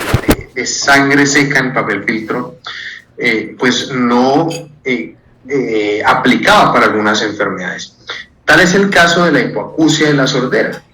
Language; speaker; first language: Spanish; native; Spanish